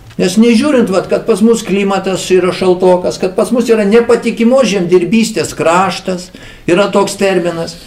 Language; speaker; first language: Lithuanian; native; Lithuanian